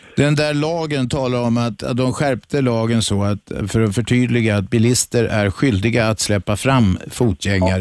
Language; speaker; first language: Swedish; native; Swedish